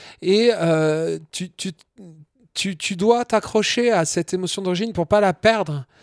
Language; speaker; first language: French; native; French